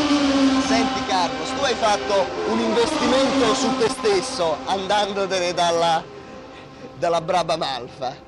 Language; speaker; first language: Italian; native; Italian